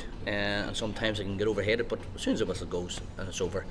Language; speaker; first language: English; native; English